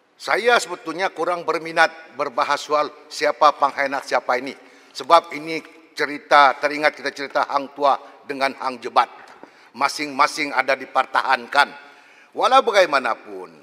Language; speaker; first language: Malay; native; Malay